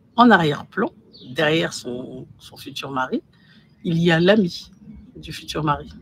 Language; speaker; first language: French; non-native, local second language; Bambara